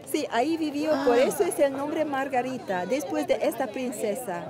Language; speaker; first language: Spanish; non-native, learner; Hungarian